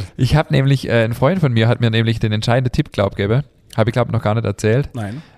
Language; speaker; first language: German; native; German